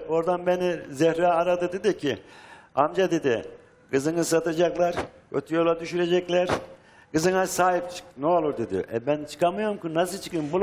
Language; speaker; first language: Turkish; native; Turkish